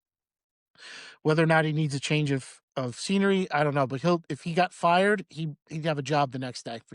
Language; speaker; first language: English; native; English